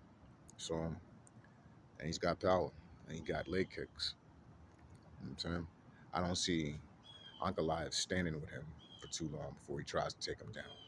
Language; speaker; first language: English; native; English